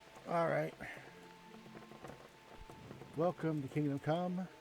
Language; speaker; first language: English; native; English